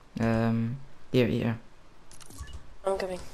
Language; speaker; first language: English; non-native, learner; French